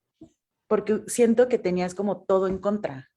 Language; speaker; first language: Spanish; native; Spanish